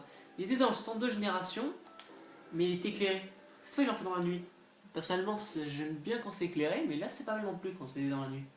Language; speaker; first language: French; native; French